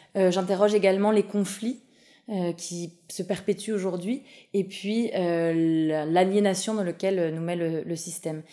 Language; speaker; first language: French; native; French